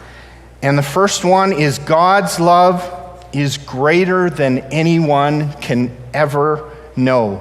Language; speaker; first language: English; native; English